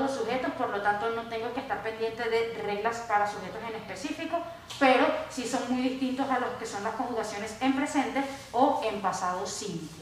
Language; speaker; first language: Spanish; native; Spanish